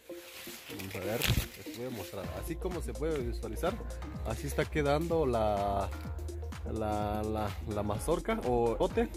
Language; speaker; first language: Spanish; native; Spanish